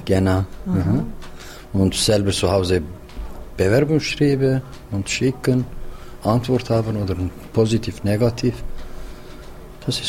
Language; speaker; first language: German; non-native, learner; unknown